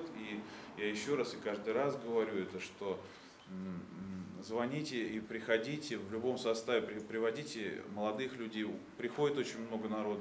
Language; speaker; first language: Russian; native; Russian